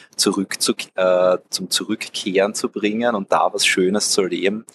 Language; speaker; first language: German; native; German